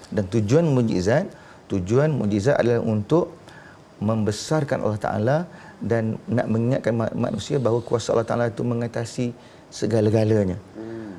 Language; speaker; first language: Malay; native; Malay